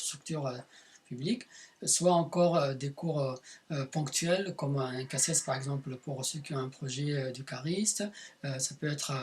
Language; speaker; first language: French; native; French